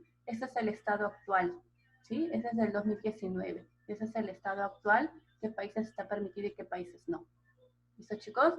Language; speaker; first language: Spanish; native; Spanish